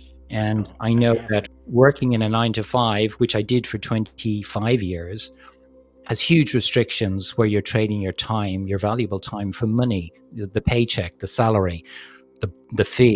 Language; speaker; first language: English; native; English